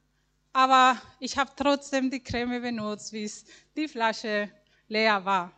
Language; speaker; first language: German; non-native, learner; Spanish